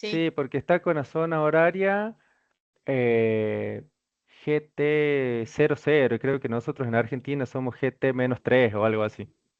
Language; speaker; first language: Spanish; native; Spanish